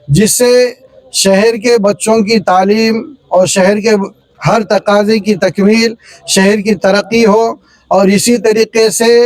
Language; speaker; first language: Urdu; native; Urdu